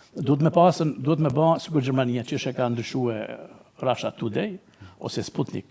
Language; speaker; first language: Albanian; native; Albanian